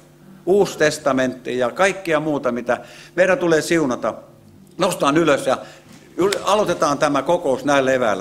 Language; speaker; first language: Finnish; native; Finnish